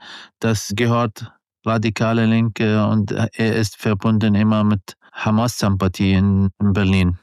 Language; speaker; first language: German; non-native, learner; Arabic